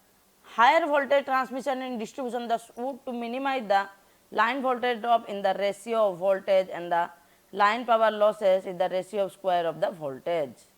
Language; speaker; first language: English; non-native, local second language; Odia